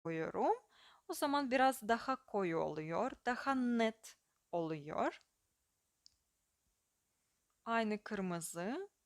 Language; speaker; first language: Turkish; non-native, fluent; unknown